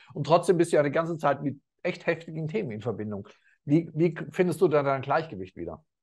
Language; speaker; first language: German; native; German